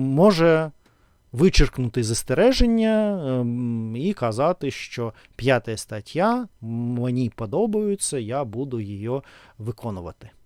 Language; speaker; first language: Ukrainian; non-native, learner; Russian